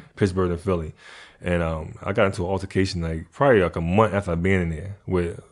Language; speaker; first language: English; native; English